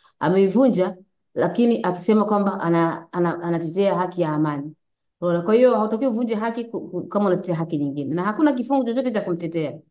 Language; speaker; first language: Swahili; native; Swahili